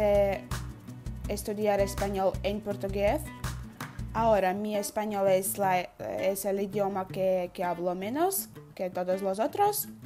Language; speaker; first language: Spanish; non-native, learner; Udmurt